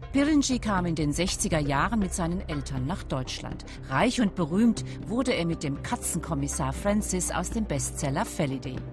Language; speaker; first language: German; native; German